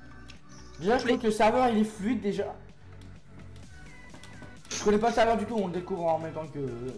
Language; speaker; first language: French; native; French